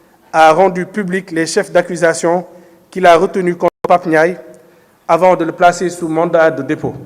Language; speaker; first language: French; non-native, local second language; Wolof